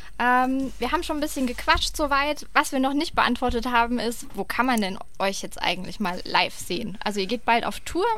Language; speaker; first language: German; native; German